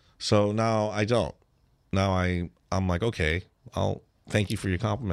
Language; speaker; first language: English; early bilingual, other home language; Spanish